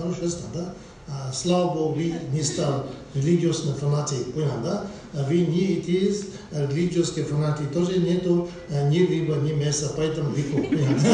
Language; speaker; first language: Russian; non-native, learner; Tibetan